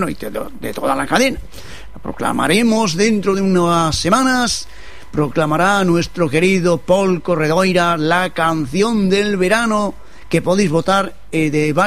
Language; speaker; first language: Spanish; non-native, local second language; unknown